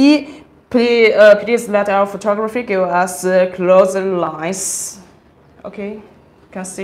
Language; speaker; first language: English; non-native, learner; Chinese